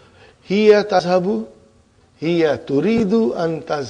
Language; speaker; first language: Arabic; non-native, fluent; Urdu